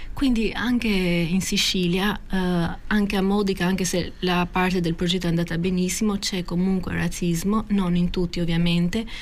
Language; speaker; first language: Italian; non-native, fluent; Albanian